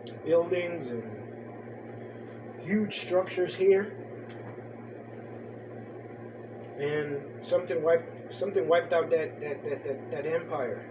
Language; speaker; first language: English; native; English